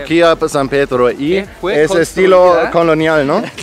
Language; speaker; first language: Spanish; non-native, learner; German